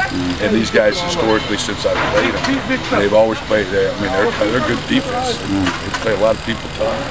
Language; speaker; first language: English; native; English